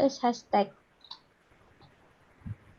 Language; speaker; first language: English; non-native, learner; Indonesian